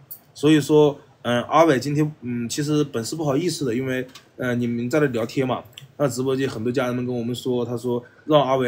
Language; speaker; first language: Chinese; native; Chinese